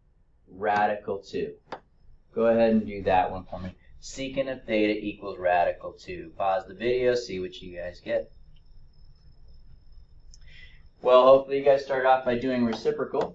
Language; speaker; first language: English; native; English